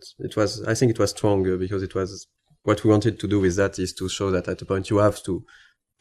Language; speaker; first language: English; non-native, fluent; French